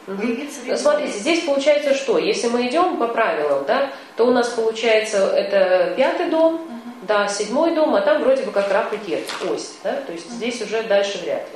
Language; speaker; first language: Russian; native; Russian